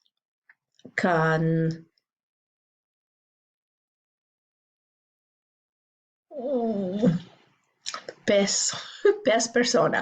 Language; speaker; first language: Albanian; non-native, learner; English